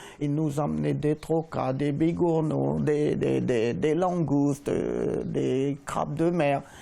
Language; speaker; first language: French; native; French